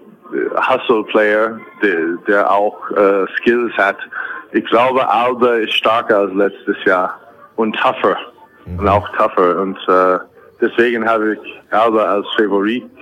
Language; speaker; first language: German; non-native, fluent; English